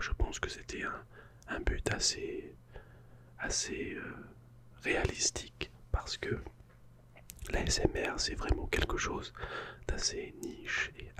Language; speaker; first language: French; non-native, fluent; English